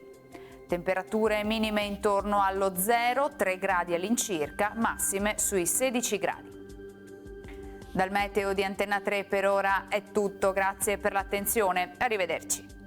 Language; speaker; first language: Italian; native; Italian